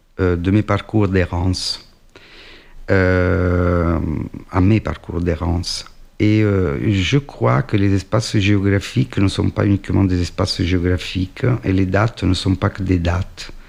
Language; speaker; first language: French; non-native, fluent; Italian